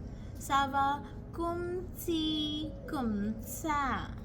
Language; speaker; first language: French; non-native, fluent; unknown